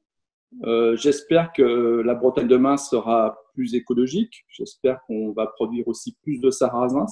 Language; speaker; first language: French; native; French